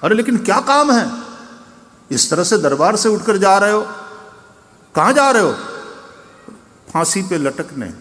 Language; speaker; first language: Hindi; non-native, local second language; Gujarati